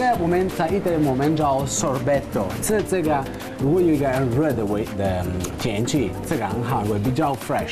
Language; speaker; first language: Chinese; non-native, fluent; Italian